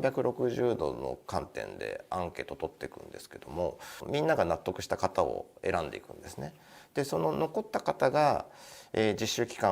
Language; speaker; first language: Japanese; native; Japanese